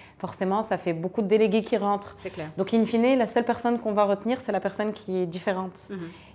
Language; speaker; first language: French; non-native, local second language; Arabic